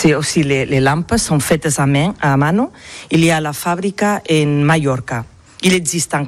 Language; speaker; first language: French; non-native, learner; Catalan